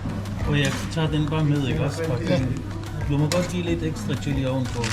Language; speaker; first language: Danish; non-native, fluent; Arabic